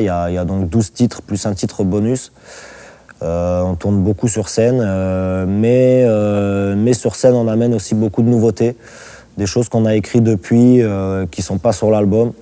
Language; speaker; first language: French; native; French